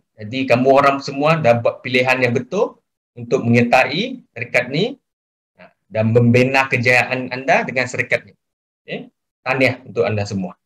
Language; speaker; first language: Malay; non-native, local second language; Chinese